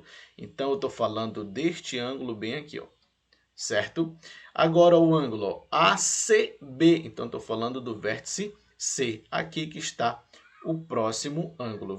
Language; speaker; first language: Portuguese; native; Portuguese